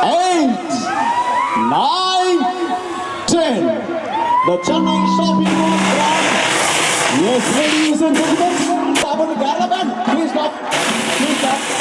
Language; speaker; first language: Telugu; native; Telugu